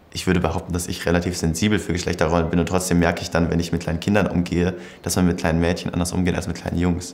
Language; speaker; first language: German; native; German